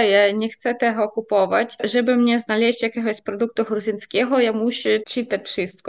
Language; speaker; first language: Polish; non-native, fluent; Ukrainian